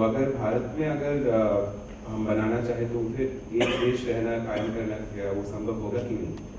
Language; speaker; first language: Hindi; native; Hindi